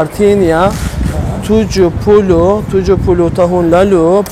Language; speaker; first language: Indonesian; non-native, learner; Turkish